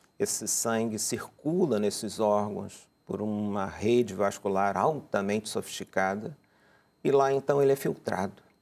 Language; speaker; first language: Portuguese; native; Portuguese